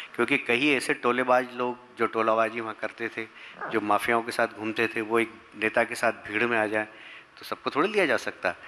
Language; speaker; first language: Hindi; native; Hindi